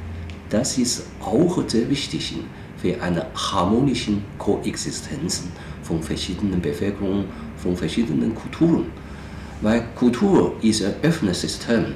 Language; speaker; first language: German; non-native, fluent; Chinese